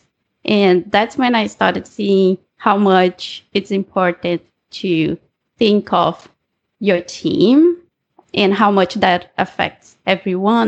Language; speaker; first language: English; non-native, fluent; Portuguese